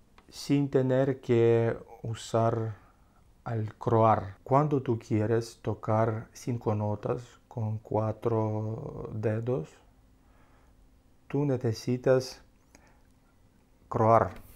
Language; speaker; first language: Spanish; non-native, learner; Russian